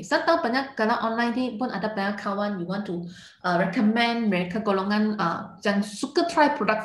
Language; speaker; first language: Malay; non-native, local second language; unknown